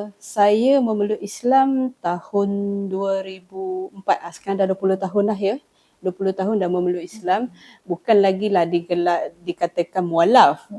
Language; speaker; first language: Malay; non-native, local second language; Iban